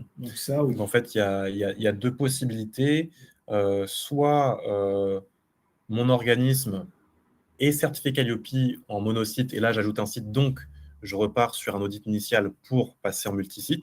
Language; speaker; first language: French; native; French